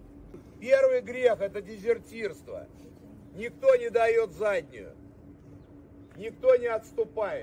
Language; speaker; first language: Russian; native; Russian